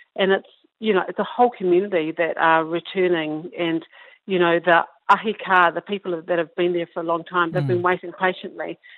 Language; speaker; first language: English; native; English